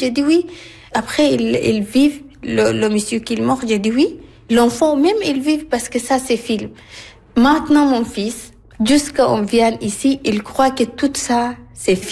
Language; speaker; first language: French; non-native, learner; Arabic